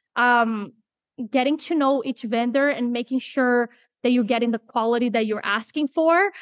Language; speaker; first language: English; non-native, fluent; Portuguese